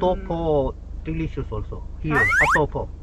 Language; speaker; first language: English; non-native, local second language; Filipino